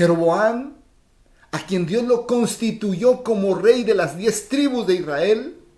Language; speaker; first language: Spanish; native; Spanish